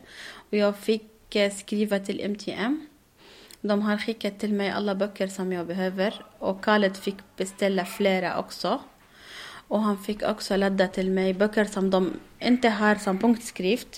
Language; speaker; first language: Swedish; non-native, learner; Arabic